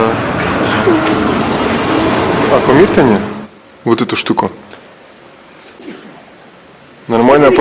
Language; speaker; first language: Russian; native; Russian